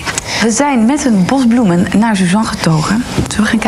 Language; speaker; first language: Dutch; native; Dutch